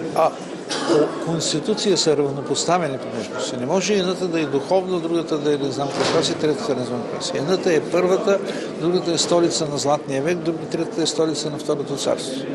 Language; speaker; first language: Bulgarian; native; Bulgarian